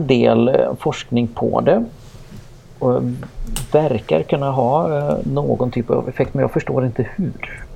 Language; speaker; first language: Swedish; native; Swedish